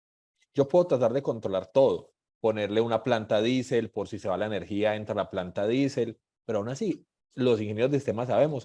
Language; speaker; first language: Spanish; native; Spanish